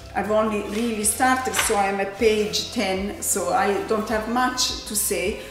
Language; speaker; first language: English; non-native, fluent; Italian